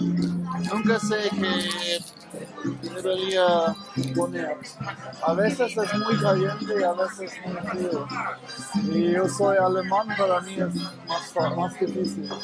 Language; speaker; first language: Spanish; non-native, learner; German